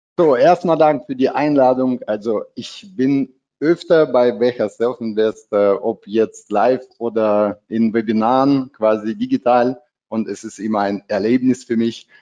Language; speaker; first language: German; non-native, fluent; Russian